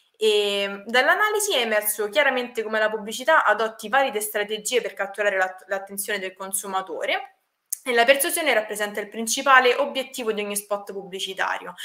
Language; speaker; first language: Italian; native; Italian